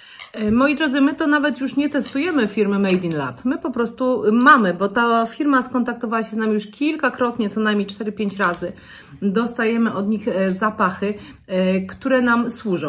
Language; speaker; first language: Polish; native; Polish